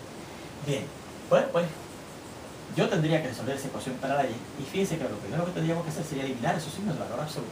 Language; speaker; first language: Spanish; native; Spanish